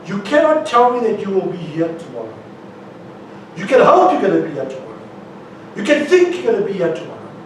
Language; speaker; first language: English; non-native, local second language; Afrikaans